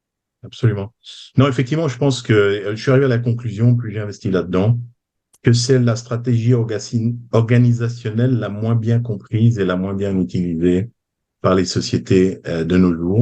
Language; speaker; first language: French; native; French